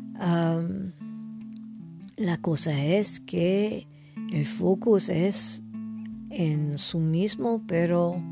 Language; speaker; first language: Spanish; non-native, learner; English